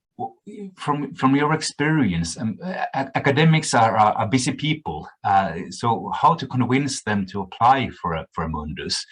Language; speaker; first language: English; non-native, fluent; Norwegian